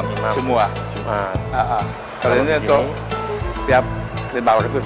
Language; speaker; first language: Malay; non-native, local second language; Javanese